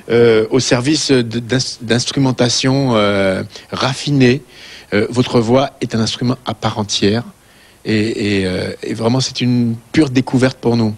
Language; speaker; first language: French; native; French